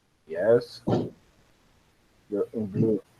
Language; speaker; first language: English; non-native, fluent; Spanish